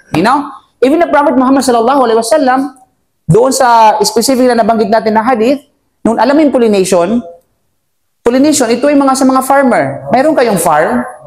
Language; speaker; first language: Filipino; non-native, local second language; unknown